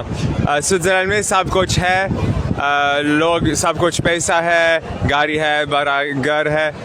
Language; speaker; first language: Hindi; non-native, learner; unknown